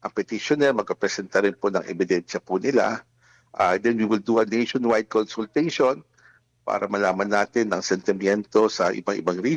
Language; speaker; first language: Filipino; native; Filipino